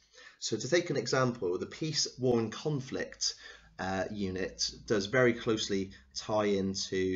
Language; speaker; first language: English; native; English